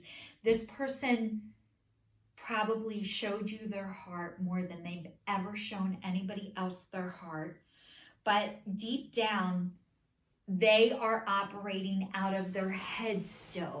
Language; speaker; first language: English; native; English